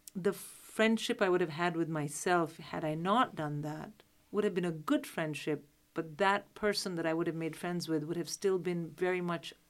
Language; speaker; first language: English; non-native, local second language; Hindi